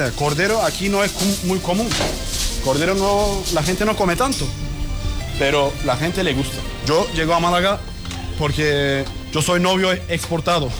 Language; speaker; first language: Spanish; non-native, learner; Turkish